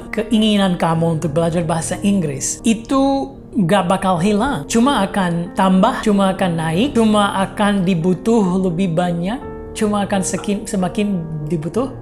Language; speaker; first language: Indonesian; non-native, fluent; English